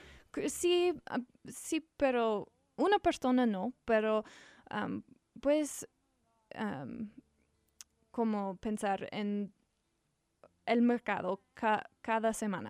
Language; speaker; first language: Spanish; non-native, learner; English